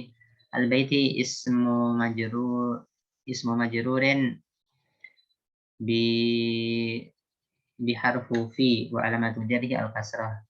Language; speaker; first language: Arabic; non-native, learner; Indonesian